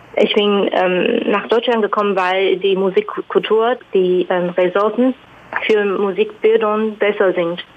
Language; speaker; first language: German; non-native, fluent; Chinese